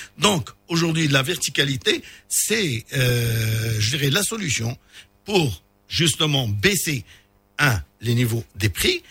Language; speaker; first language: French; non-native, local second language; Arabic